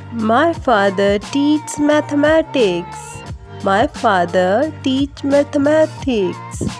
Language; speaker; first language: English; non-native, fluent; Urdu